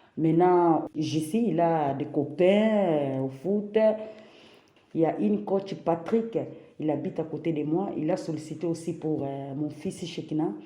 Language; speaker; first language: French; non-native, local second language; Lingala